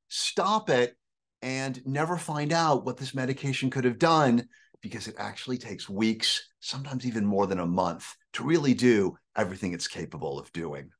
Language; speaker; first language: English; native; English